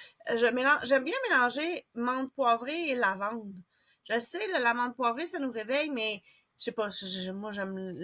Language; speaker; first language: French; native; French